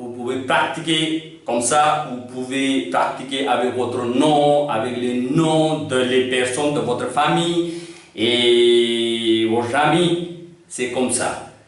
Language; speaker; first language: French; non-native, learner; Hindi